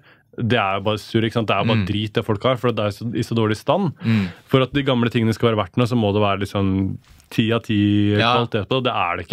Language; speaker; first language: Norwegian; native; Norwegian